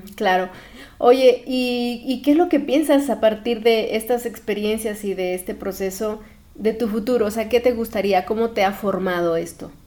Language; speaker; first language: Spanish; native; Spanish